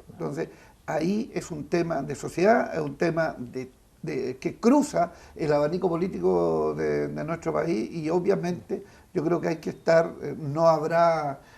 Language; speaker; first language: Spanish; native; Spanish